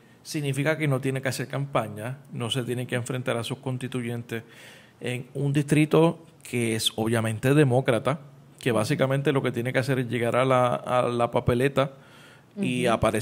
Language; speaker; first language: Spanish; native; Spanish